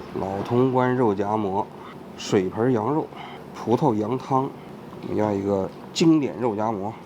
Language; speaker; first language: Chinese; native; Chinese